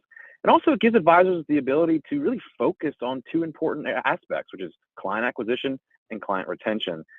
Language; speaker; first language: English; native; English